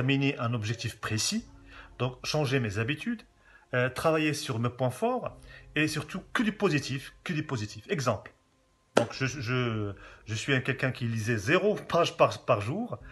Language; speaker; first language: French; non-native, local second language; Arabic